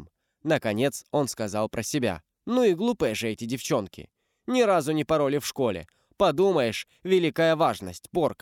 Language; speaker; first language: Russian; native; Russian